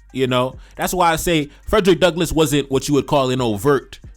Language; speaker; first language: English; native; English